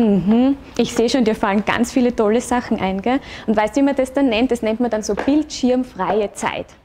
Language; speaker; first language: German; native; German